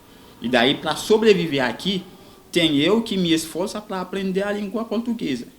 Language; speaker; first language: Portuguese; non-native, learner; Haitian Creole